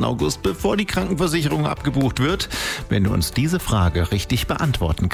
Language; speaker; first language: German; native; German